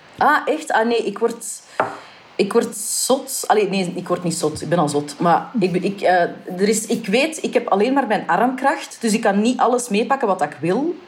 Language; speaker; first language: Dutch; native; Dutch